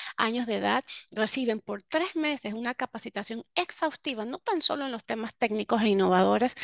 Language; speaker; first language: Spanish; native; Spanish